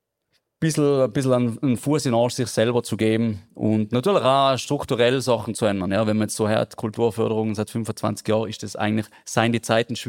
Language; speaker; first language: German; native; German